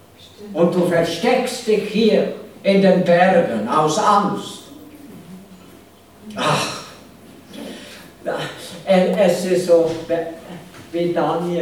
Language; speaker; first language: German; non-native, fluent; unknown